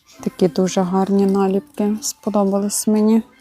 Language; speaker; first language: Ukrainian; native; Ukrainian